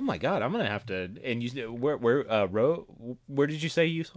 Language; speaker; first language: English; native; English